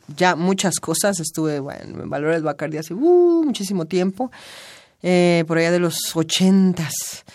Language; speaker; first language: Spanish; native; Spanish